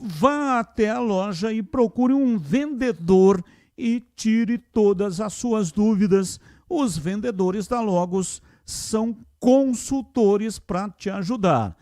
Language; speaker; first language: Portuguese; native; Portuguese